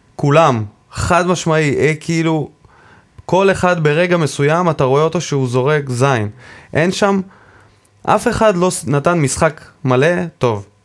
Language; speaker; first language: Hebrew; native; Hebrew